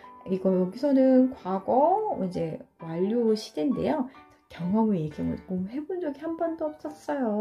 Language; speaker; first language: Korean; native; Korean